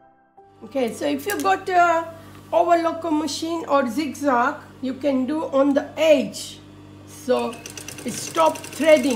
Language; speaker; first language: English; non-native, fluent; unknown